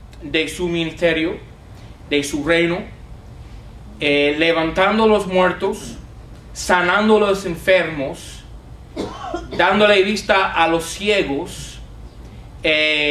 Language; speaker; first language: Spanish; non-native, fluent; English